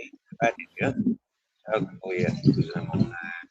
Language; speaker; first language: English; native; English